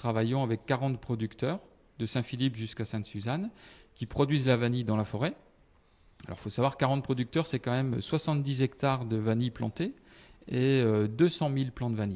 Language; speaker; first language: French; native; French